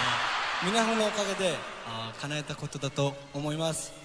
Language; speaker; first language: Japanese; non-native, learner; Korean